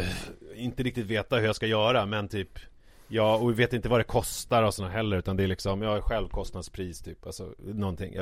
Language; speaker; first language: Swedish; native; Swedish